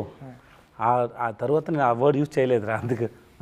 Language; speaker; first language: Telugu; non-native, learner; Tamil